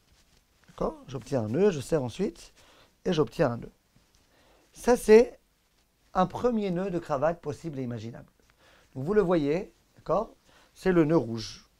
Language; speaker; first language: French; native; French